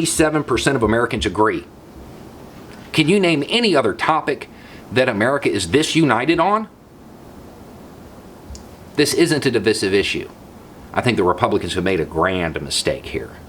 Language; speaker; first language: English; native; English